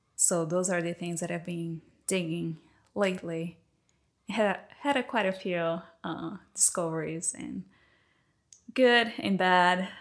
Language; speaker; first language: English; non-native, fluent; Portuguese